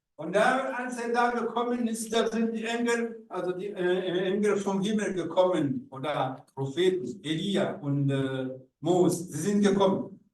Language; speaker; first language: German; non-native, learner; Rundi